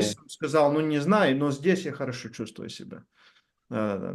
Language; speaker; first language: Russian; non-native, learner; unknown